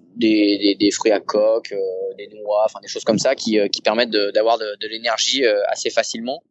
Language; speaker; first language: French; native; French